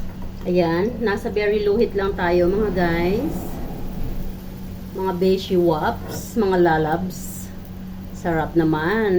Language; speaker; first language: Filipino; native; Filipino